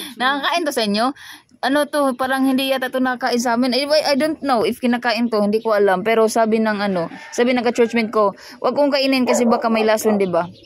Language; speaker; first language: Filipino; non-native, local second language; Cebuano